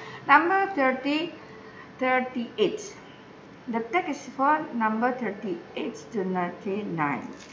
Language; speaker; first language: English; non-native, fluent; Indonesian